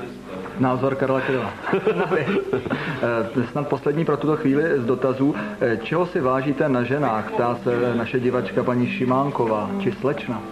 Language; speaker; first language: Czech; native; Czech